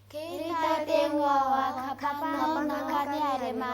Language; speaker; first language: Japanese; non-native, learner; Mongolian